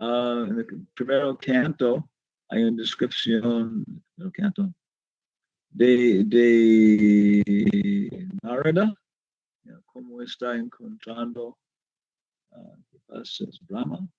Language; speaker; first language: Spanish; non-native, learner; English